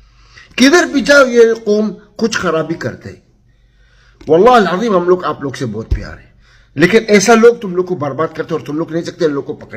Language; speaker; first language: Hindi; non-native, learner; Arabic